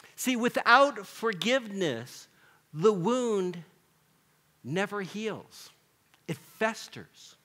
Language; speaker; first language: English; native; English